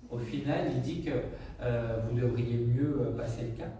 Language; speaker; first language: French; native; French